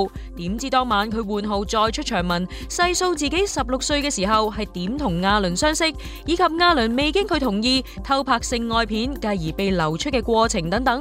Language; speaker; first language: Chinese; native; Chinese